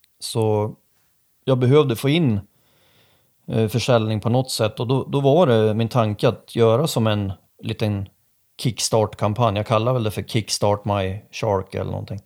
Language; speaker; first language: Swedish; native; Swedish